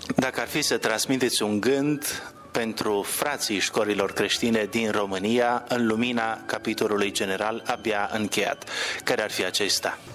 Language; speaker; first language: Romanian; native; Romanian